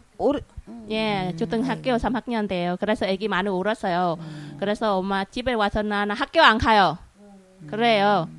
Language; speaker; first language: Korean; non-native, learner; Vietnamese